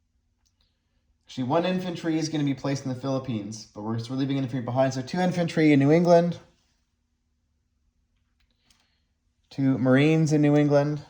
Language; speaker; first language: English; native; English